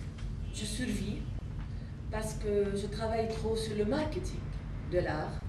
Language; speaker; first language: French; non-native, local second language; Arabic